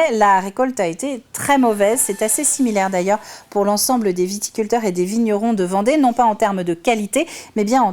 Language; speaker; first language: French; native; French